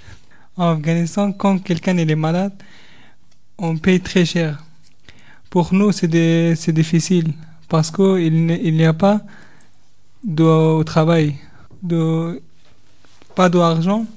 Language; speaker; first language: French; non-native, learner; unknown